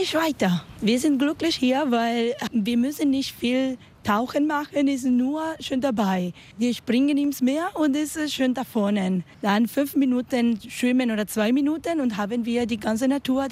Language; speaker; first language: German; non-native, learner; Spanish